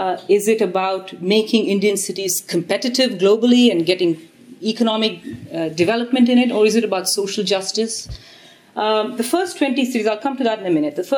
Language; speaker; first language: English; non-native, local second language; Tamil